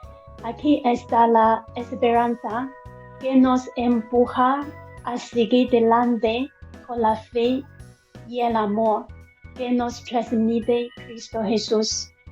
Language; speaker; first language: Spanish; non-native, learner; Chinese